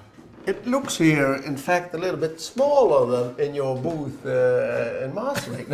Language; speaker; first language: English; non-native, fluent; Dutch